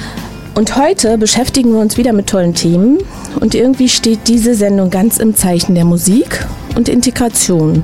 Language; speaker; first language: German; native; German